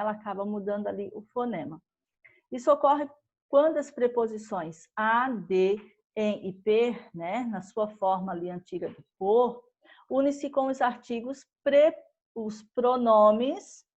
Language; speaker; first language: Portuguese; native; Portuguese